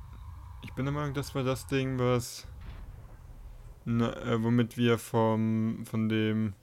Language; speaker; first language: German; native; German